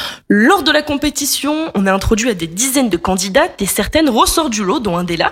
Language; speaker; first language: French; native; French